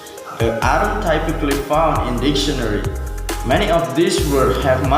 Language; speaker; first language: English; non-native, learner; Indonesian